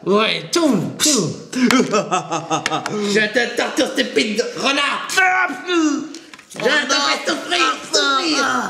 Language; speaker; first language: French; native; French